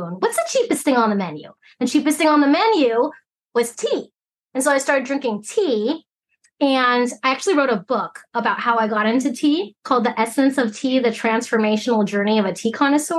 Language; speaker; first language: English; early bilingual, other home language; Cantonese